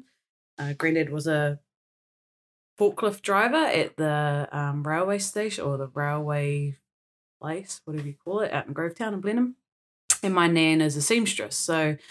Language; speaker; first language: English; native; English